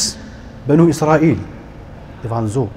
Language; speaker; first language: German; non-native, learner; Arabic